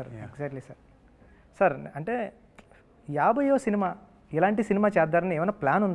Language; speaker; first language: Telugu; native; Telugu